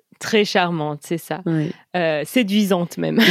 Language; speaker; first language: French; native; French